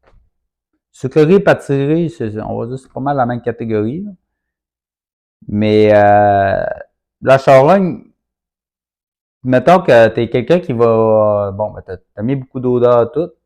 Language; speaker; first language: French; native; French